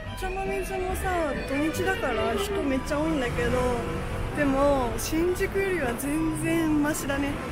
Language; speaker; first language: Japanese; early bilingual, other home language; Chinese